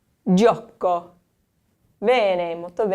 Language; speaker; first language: Italian; non-native, fluent; English